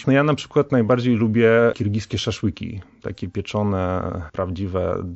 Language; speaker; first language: Polish; native; Polish